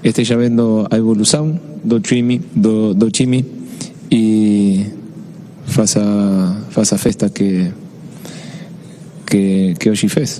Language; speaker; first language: Portuguese; non-native, fluent; Spanish